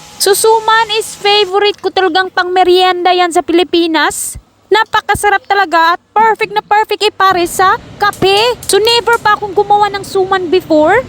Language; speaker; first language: Filipino; non-native, local second language; Cebuano